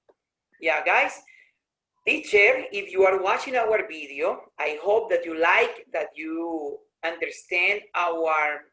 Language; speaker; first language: English; non-native, learner; Spanish